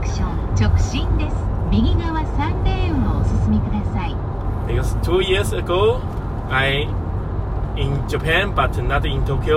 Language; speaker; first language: English; non-native, learner; Chinese